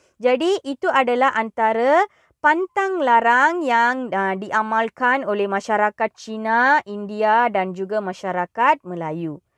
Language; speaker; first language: Malay; non-native, local second language; Tamil